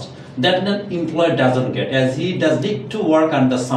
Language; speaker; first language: English; non-native, fluent; Bangla